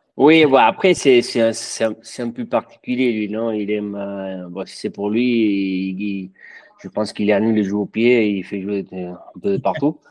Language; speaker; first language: French; non-native, fluent; Spanish